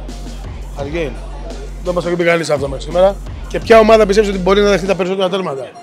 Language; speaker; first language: Greek; native; Greek